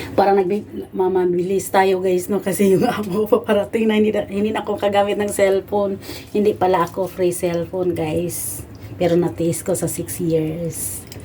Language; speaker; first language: Filipino; non-native, local second language; Cebuano